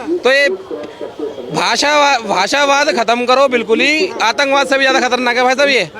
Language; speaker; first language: Hindi; native; Hindi